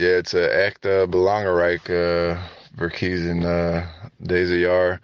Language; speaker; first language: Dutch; non-native, learner; English